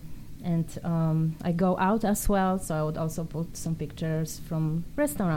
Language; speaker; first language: English; non-native, fluent; Polish